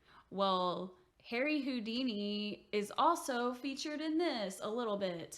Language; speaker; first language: English; native; English